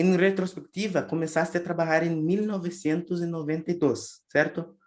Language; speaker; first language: Spanish; non-native, learner; Portuguese